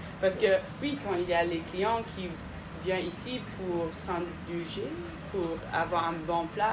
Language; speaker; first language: French; non-native, fluent; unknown